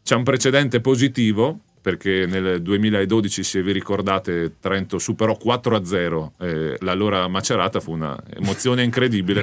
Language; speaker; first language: Italian; native; Italian